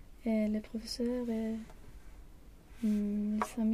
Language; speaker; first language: French; non-native, learner; Swedish